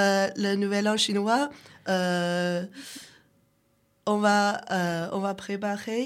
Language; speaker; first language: French; non-native, learner; Chinese